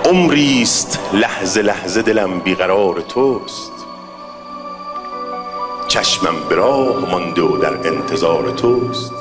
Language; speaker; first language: Persian; native; Persian